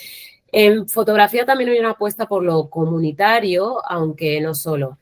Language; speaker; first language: Spanish; native; Spanish